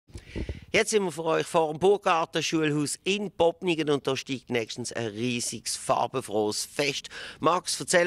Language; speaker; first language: German; native; German